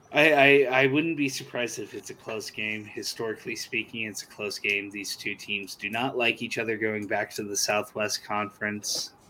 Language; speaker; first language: English; native; English